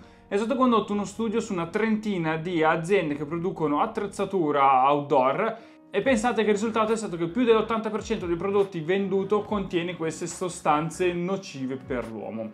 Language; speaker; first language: Italian; native; Italian